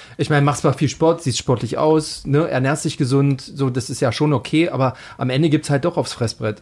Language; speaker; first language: German; native; German